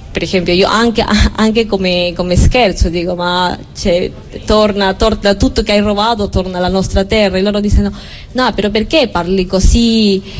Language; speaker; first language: Italian; non-native, fluent; Spanish